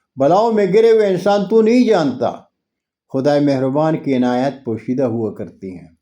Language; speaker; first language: Urdu; non-native, local second language; Punjabi